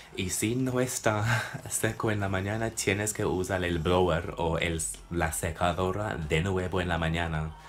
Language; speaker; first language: Spanish; non-native, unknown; English